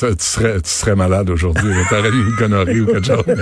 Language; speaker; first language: French; native; French